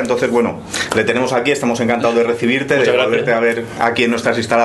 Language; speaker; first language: Spanish; native; Spanish